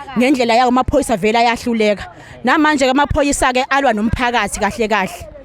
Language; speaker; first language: Zulu; native; Zulu